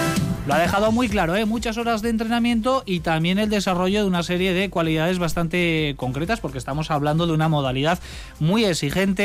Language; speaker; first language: Spanish; native; Spanish